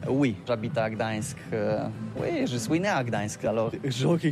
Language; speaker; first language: French; non-native, learner; Polish